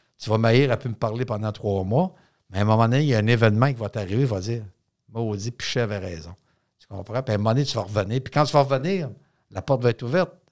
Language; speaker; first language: French; native; French